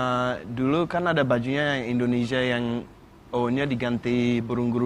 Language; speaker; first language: Indonesian; non-native, fluent; English